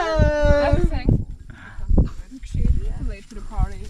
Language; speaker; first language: English; non-native, fluent; German